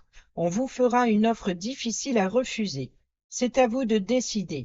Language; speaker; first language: French; native; French